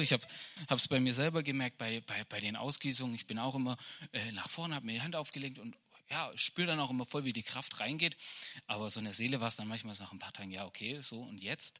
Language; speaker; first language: German; native; German